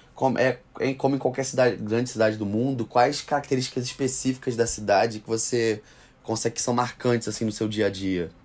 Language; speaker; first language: Portuguese; native; Portuguese